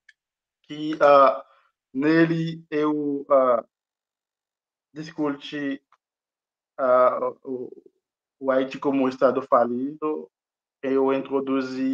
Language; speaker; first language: Portuguese; non-native, fluent; Haitian Creole